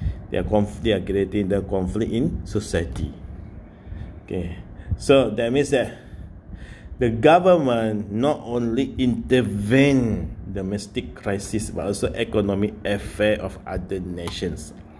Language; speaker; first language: English; non-native, local second language; Malay